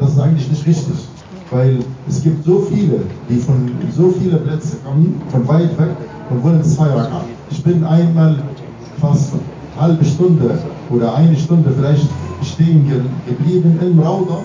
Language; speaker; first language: German; non-native, fluent; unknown